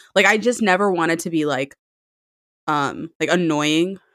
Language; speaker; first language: English; early bilingual, other home language; Amharic